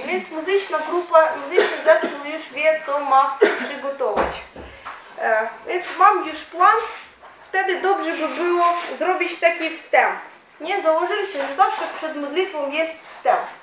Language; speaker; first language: Polish; non-native, fluent; Ukrainian